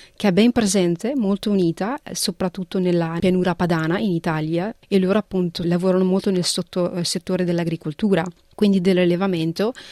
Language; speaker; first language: Italian; early bilingual, other home language; Punjabi